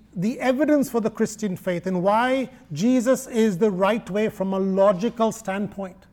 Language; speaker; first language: English; non-native, local second language; Malayalam